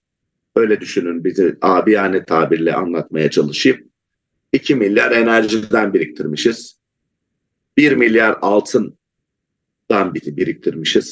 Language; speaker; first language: Turkish; native; Turkish